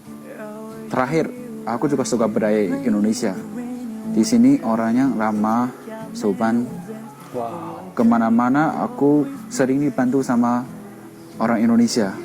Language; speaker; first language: Indonesian; non-native, fluent; Chinese